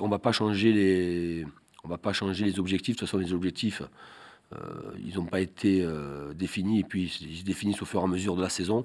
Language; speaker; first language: French; native; French